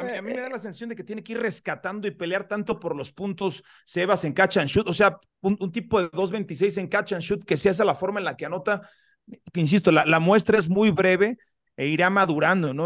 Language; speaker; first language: Spanish; native; Spanish